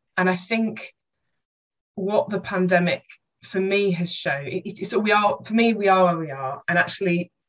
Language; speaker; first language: English; native; English